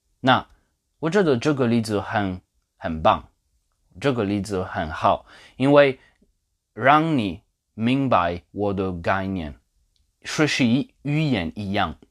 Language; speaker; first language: Chinese; non-native, learner; Polish